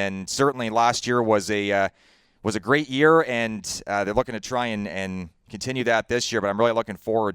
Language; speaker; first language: English; native; English